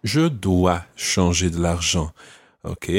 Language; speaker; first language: French; non-native, fluent; English